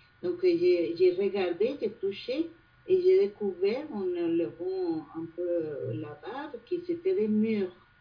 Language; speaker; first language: French; non-native, fluent; Spanish